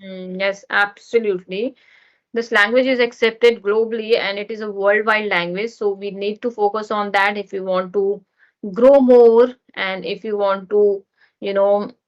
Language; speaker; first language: English; non-native, learner; Hindi